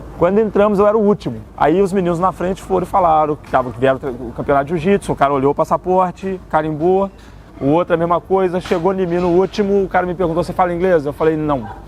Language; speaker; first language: Portuguese; native; Portuguese